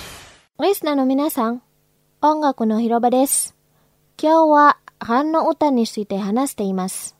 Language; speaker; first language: Japanese; non-native, fluent; Indonesian